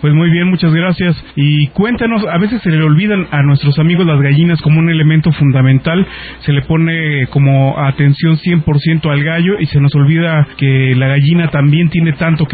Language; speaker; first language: Spanish; native; Spanish